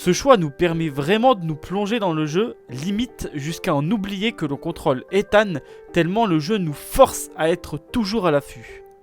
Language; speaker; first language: French; native; French